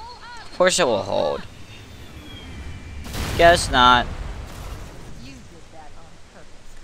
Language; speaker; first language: English; native; English